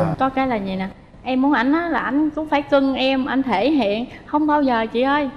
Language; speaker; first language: Vietnamese; native; Vietnamese